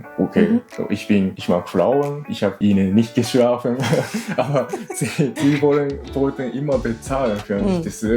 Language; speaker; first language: German; non-native, learner; Japanese